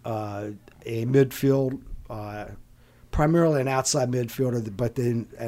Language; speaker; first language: English; native; English